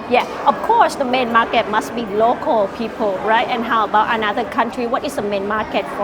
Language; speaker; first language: English; non-native, learner; Thai